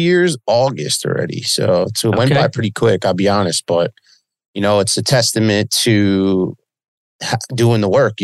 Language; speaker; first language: English; native; English